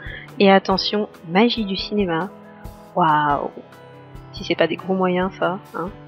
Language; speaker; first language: French; native; French